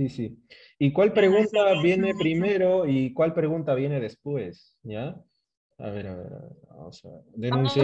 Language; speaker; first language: Spanish; native; Spanish